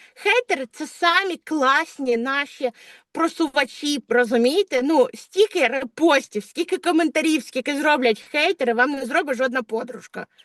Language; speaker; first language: Ukrainian; non-native, local second language; Russian